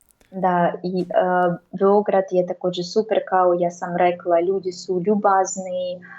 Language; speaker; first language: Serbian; non-native, learner; Russian